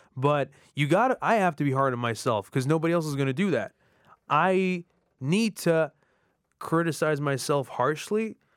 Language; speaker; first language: English; early bilingual, other home language; Arabic